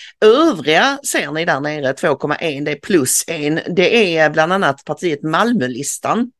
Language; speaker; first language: Swedish; native; Swedish